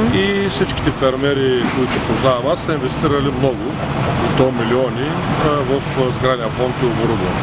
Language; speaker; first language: Bulgarian; native; Bulgarian